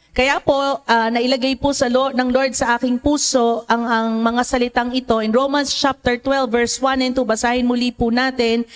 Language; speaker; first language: Filipino; native; Filipino